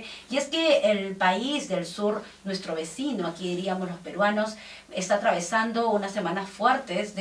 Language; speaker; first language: Spanish; native; Spanish